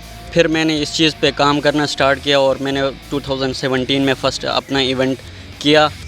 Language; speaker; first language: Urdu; non-native, local second language; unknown